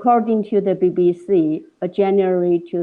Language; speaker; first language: English; non-native, learner; Chinese